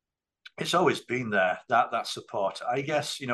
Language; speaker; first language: English; native; English